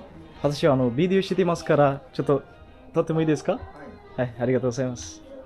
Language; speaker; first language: Japanese; non-native, learner; Sinhala